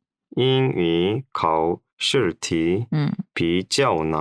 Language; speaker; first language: Chinese; non-native, learner; Korean